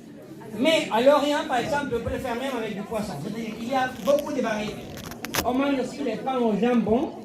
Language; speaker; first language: French; non-native, fluent; Spanish